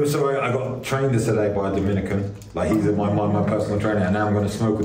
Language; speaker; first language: English; native; English